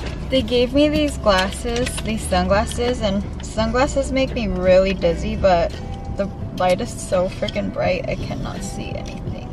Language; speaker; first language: English; early bilingual, other home language; Korean